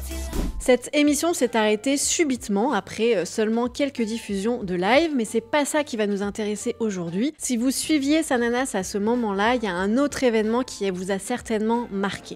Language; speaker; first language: French; native; French